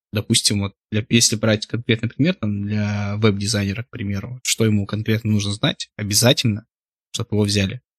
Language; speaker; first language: Russian; native; Russian